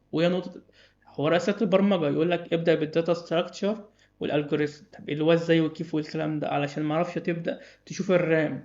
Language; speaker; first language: Arabic; native; Arabic